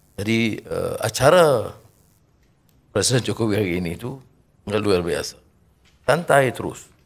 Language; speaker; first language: Malay; native; Malay